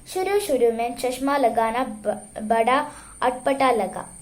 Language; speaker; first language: Hindi; non-native, local second language; Malayalam